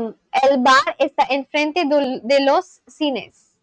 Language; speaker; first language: Spanish; non-native, learner; English